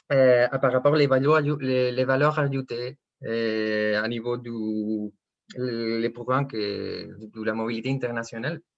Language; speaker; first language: French; non-native, fluent; Spanish